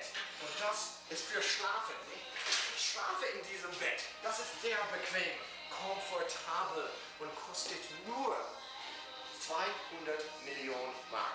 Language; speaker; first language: German; non-native, learner; English